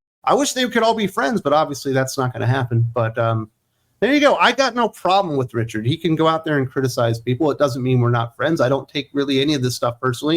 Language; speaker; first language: English; native; English